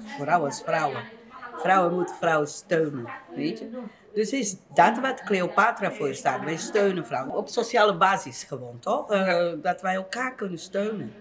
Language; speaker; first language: Dutch; non-native, fluent; Portuguese